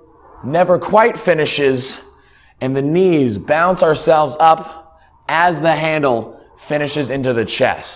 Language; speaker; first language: English; native; English